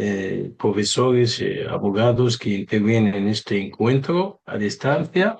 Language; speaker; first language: Spanish; non-native, learner; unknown